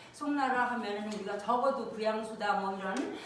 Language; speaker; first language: Korean; native; Korean